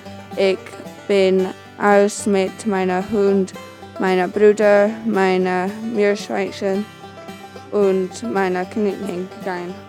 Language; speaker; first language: German; non-native, learner; English